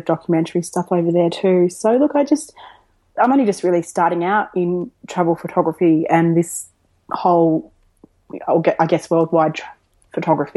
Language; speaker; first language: English; native; English